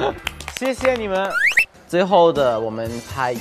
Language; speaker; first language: Chinese; non-native, learner; Thai